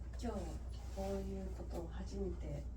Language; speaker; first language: Japanese; native; Japanese